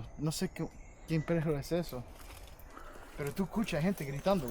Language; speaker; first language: Spanish; early bilingual, heritage; English